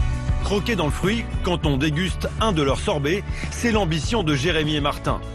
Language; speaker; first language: French; native; French